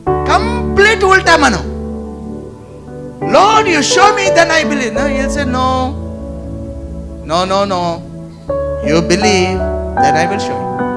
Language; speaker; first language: English; non-native, local second language; Telugu